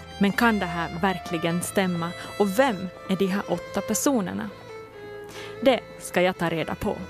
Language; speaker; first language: Swedish; native; Swedish